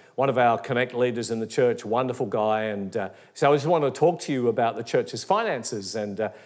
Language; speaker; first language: English; native; English